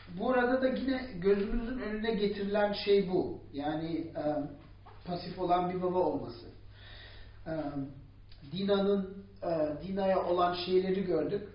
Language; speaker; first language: Turkish; non-native, fluent; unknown